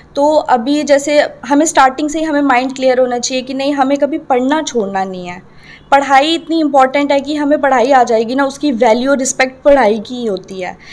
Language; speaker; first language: Hindi; native; Hindi